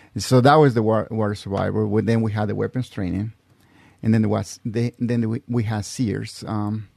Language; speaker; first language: English; non-native, fluent; Spanish